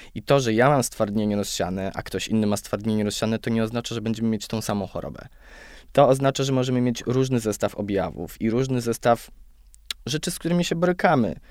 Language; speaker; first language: Polish; native; Polish